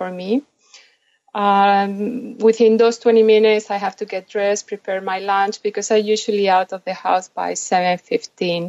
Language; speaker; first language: English; non-native, fluent; Spanish